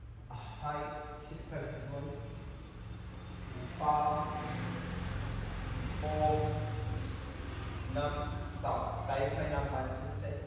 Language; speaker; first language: Vietnamese; non-native, learner; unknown